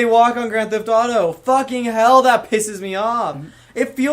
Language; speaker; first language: English; native; English